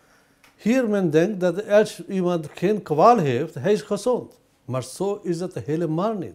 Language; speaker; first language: Dutch; non-native, fluent; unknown